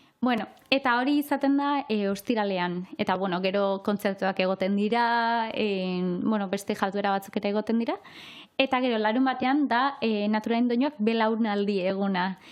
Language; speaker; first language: Basque; native; Basque